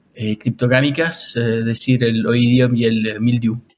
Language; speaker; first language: Spanish; native; Spanish